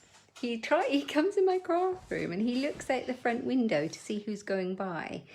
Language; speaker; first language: English; native; English